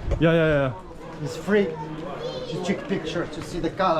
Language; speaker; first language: English; non-native, learner; Arabic